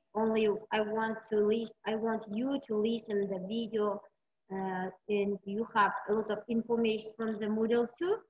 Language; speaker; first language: English; non-native, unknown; Uzbek